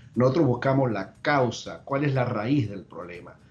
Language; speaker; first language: Spanish; native; Spanish